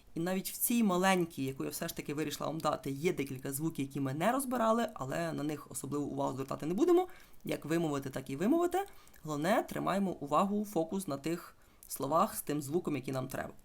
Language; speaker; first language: Ukrainian; native; Ukrainian